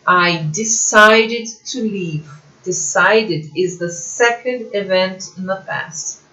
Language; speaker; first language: English; non-native, fluent; Portuguese